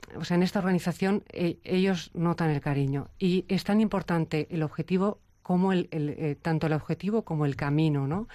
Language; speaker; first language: Spanish; native; Spanish